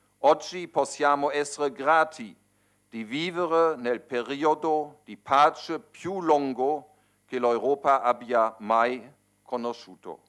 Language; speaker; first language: Italian; non-native, fluent; German